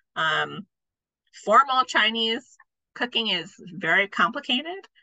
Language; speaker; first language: English; native; English